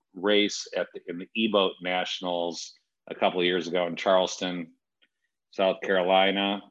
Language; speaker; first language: English; native; English